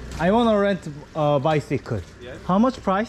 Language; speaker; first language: English; non-native, learner; Korean